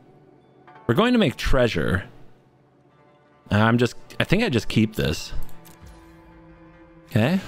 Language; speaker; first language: English; native; English